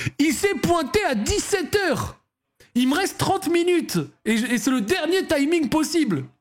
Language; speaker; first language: French; early bilingual, other home language; Arabic